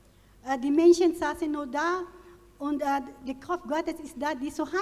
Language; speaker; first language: German; non-native, fluent; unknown